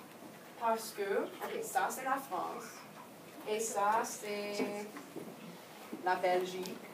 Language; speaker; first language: French; non-native, fluent; English